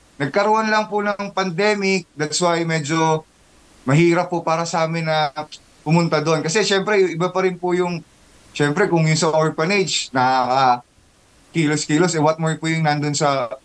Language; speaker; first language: Filipino; native; Filipino